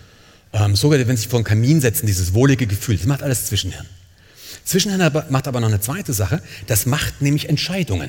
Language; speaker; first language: German; native; German